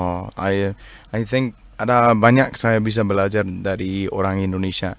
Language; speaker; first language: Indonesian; non-native, learner; Danish